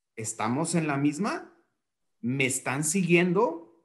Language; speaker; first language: Spanish; native; Spanish